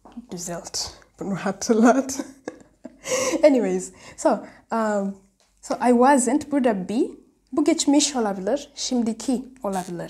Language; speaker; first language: Turkish; non-native, learner; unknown